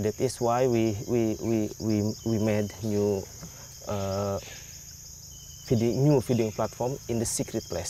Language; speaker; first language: English; non-native, learner; Indonesian